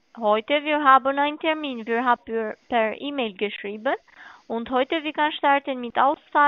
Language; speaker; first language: German; non-native, learner; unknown